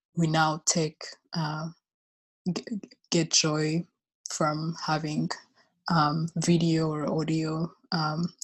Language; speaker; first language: English; non-native, local second language; Kinyarwanda